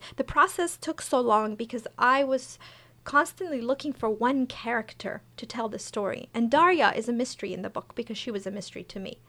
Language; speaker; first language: English; early bilingual, other home language; Persian